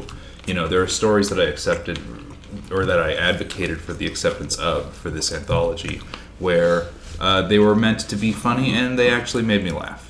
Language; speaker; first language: English; native; English